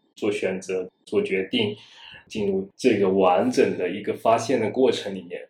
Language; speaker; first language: Chinese; non-native, local second language; Wu Chinese